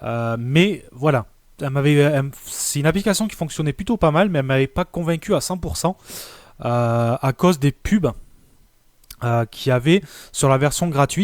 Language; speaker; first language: French; native; French